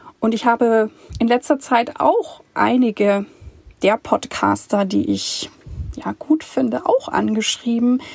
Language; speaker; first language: German; native; German